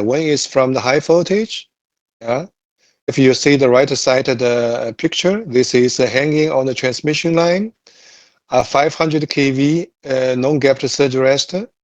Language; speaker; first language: English; non-native, fluent; Thai